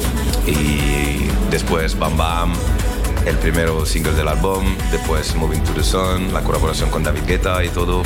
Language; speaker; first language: Spanish; non-native, learner; French